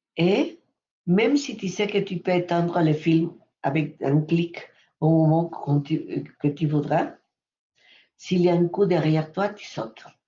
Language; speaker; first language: French; non-native, fluent; Spanish